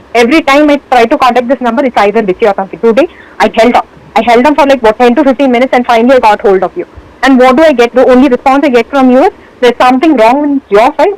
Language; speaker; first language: English; non-native, local second language; Malayalam